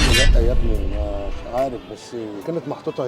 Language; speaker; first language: Arabic; native; Arabic